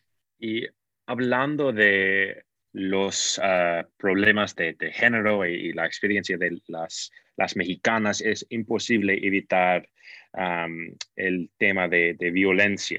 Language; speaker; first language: Spanish; non-native, fluent; English